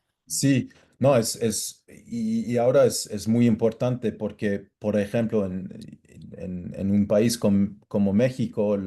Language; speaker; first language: Spanish; non-native, fluent; English